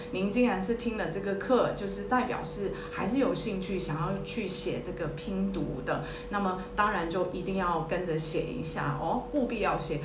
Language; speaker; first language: Chinese; early bilingual, heritage; Chinese